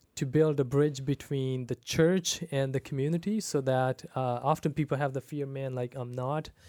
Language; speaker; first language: English; non-native, local second language; Punjabi